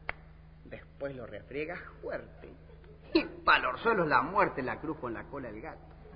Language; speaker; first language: Spanish; native; Spanish